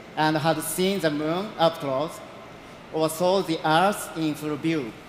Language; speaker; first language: English; non-native, learner; Japanese